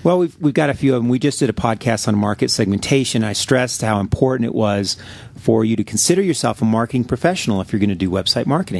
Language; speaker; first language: English; native; English